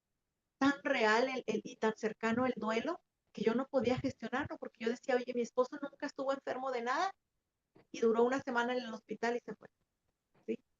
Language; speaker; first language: Spanish; native; Spanish